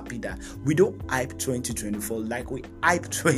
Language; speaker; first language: English; non-native, local second language; Yoruba